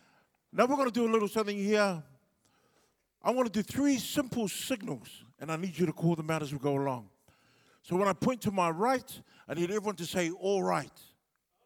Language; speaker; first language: English; non-native, local second language; Samoan